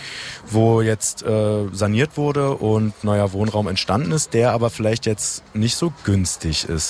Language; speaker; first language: German; native; German